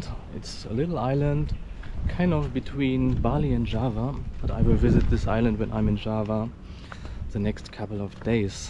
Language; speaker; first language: English; non-native, fluent; German